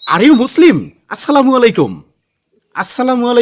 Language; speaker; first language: English; non-native, learner; Bangla